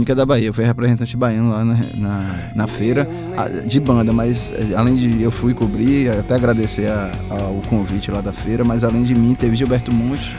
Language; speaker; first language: Portuguese; native; Portuguese